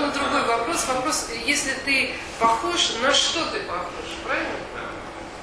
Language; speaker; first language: Russian; native; Russian